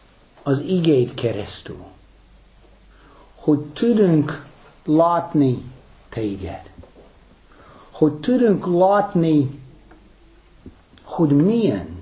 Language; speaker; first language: Hungarian; early bilingual, heritage; English